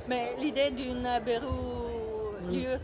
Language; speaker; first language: French; non-native, learner; Italian